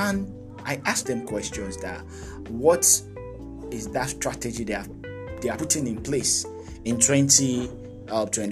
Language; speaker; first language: English; non-native, local second language; Yoruba